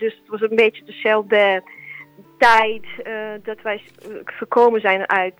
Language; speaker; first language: Dutch; non-native, fluent; Serbian